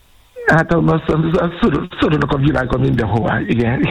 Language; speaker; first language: Hungarian; non-native, fluent; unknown